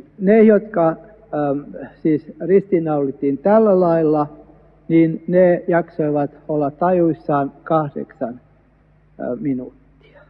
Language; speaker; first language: Finnish; non-native, local second language; Swedish